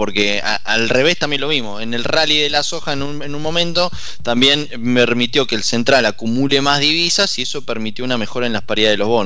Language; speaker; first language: Spanish; native; Spanish